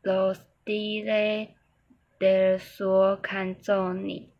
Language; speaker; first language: Italian; non-native, learner; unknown